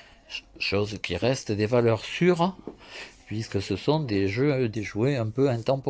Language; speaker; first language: French; native; French